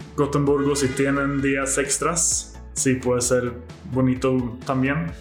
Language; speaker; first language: Spanish; non-native, fluent; Swedish